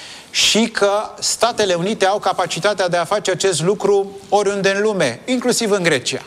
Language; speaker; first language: Romanian; native; Romanian